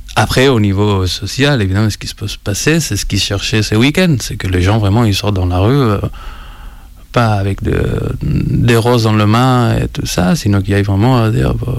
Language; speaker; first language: French; non-native, fluent; Spanish